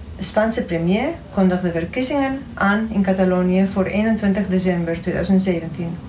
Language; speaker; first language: Dutch; non-native, fluent; Catalan